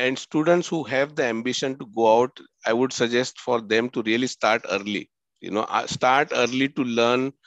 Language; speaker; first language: English; non-native, local second language; Marathi